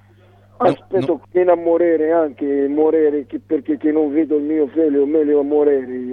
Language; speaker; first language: Italian; non-native, learner; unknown